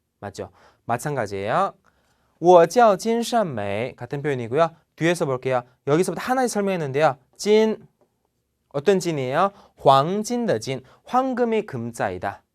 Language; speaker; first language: Korean; non-native, fluent; Chinese